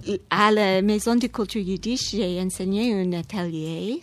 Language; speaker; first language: French; non-native, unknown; English